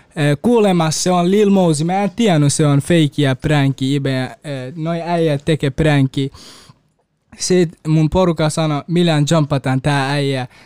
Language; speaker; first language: Finnish; non-native, learner; Kurdish